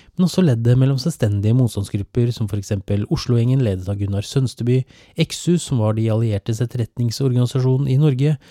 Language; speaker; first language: Norwegian; native; Norwegian